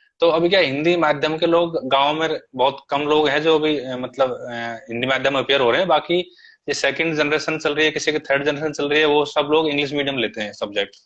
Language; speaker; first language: Hindi; native; Hindi